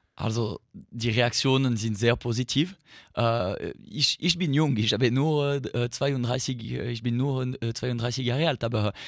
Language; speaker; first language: German; non-native, learner; French